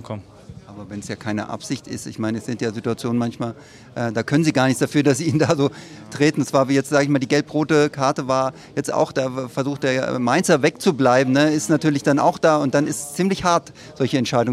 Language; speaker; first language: German; native; German